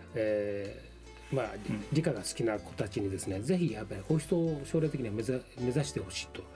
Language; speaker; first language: Japanese; native; Japanese